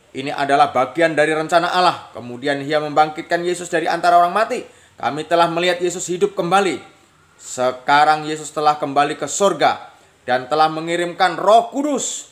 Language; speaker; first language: Indonesian; native; Indonesian